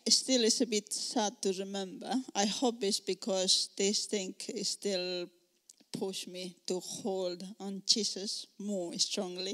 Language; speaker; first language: English; non-native, learner; Spanish